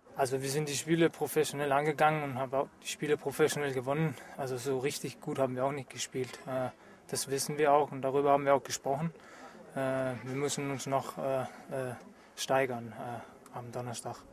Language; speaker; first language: German; non-native, fluent; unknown